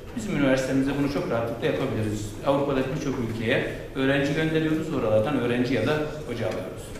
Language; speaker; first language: Turkish; native; Turkish